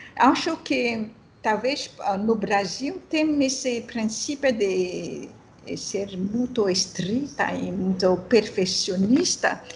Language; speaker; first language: Portuguese; non-native, learner; French